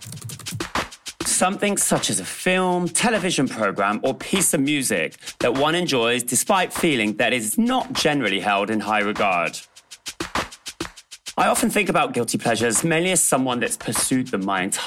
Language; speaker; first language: English; native; English